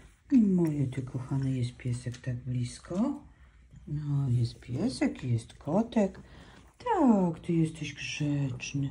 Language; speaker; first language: Polish; native; Polish